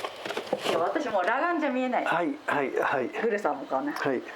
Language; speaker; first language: Japanese; native; Japanese